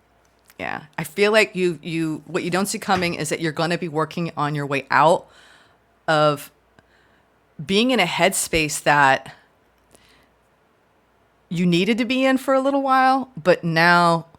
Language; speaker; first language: English; native; English